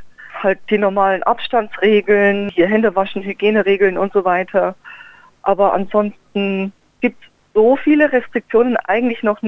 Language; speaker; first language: German; native; German